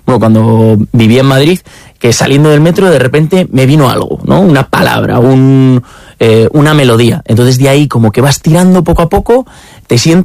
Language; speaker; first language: Spanish; native; Spanish